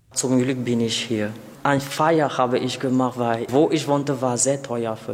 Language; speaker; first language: German; non-native, local second language; French